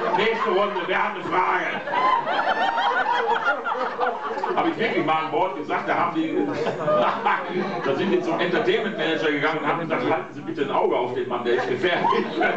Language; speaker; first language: German; native; German